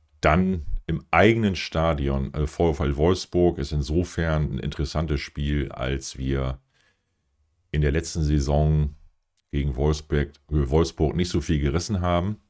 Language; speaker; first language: German; native; German